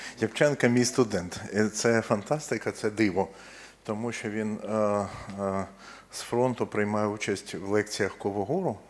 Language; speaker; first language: Ukrainian; non-native, local second language; Russian